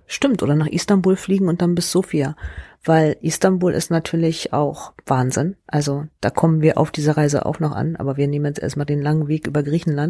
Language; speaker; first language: German; native; German